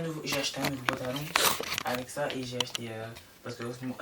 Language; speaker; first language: French; native; French